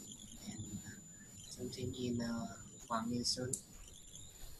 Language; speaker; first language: English; non-native, learner; Vietnamese